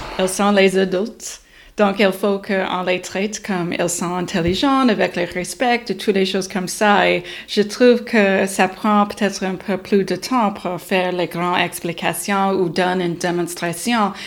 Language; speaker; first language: French; non-native, learner; English